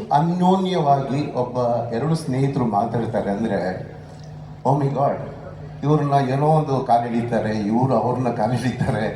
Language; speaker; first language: Kannada; non-native, local second language; Tulu